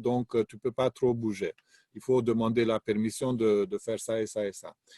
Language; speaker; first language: French; non-native, fluent; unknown